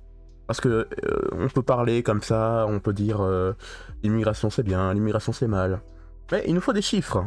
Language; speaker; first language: French; native; French